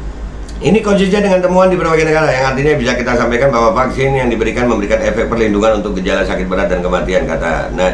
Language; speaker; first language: Indonesian; native; Indonesian